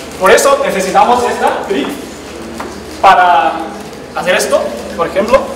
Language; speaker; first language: Spanish; non-native, learner; Chinese